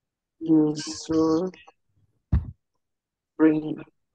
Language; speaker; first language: English; non-native, learner; Vietnamese